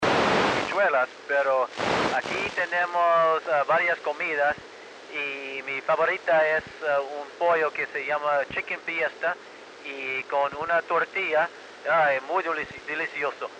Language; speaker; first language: Spanish; early bilingual, heritage; Spanish